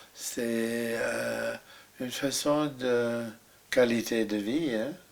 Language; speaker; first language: French; non-native, fluent; German